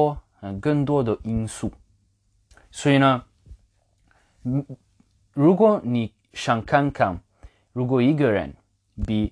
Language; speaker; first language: Chinese; non-native, fluent; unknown